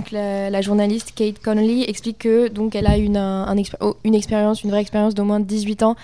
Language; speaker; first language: French; native; French